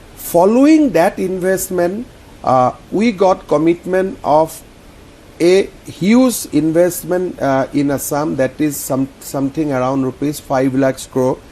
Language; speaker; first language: English; non-native, local second language; Assamese